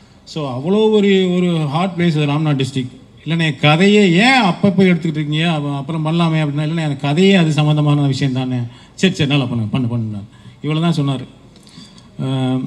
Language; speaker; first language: Tamil; native; Tamil